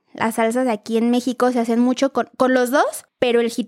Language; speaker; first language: Spanish; native; Spanish